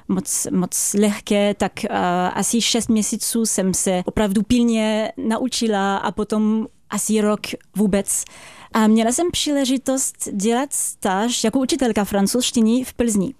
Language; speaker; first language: Czech; non-native, fluent; French